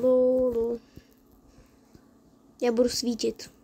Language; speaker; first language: Czech; early bilingual, other home language; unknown